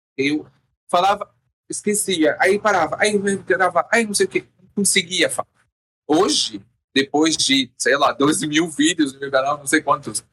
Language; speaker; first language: Portuguese; non-native, fluent; Arabic